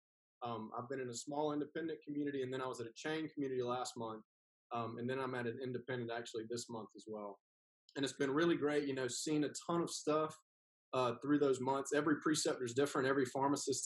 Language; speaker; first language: English; native; English